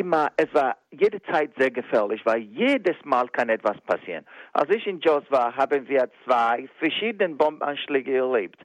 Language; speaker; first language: German; non-native, fluent; Igbo